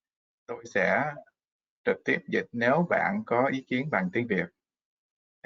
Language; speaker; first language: Vietnamese; non-native, fluent; English